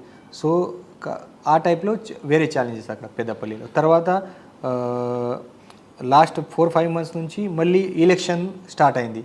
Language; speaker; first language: Telugu; non-native, learner; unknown